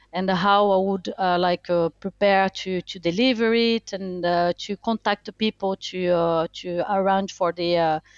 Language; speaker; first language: English; non-native, fluent; Portuguese